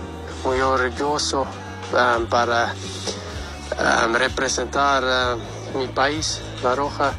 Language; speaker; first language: Spanish; early bilingual, heritage; Spanish